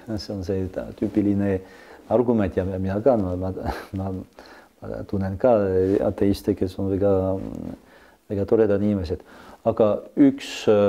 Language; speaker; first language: Estonian; non-native, fluent; French